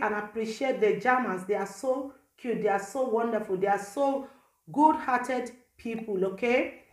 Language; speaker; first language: English; non-native, local second language; Igbo